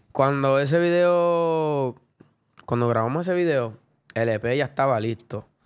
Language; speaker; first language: Spanish; early bilingual, other home language; English